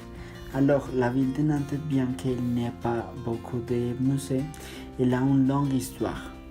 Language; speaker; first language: French; non-native, learner; Spanish